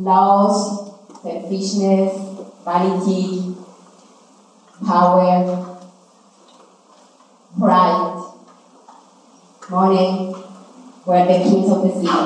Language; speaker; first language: English; non-native, learner; Spanish